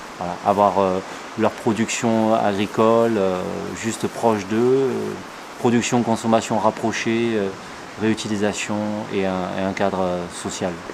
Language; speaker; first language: French; native; French